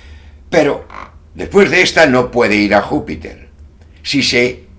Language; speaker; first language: Spanish; native; Spanish